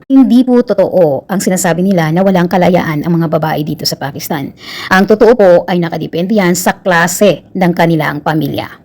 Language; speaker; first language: Filipino; native; Filipino